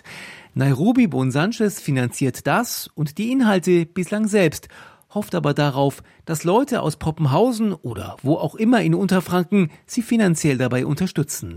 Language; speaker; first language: German; native; German